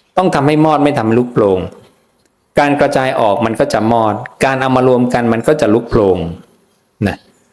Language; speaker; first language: Thai; native; Thai